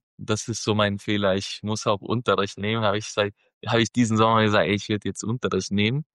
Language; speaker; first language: German; non-native, fluent; Spanish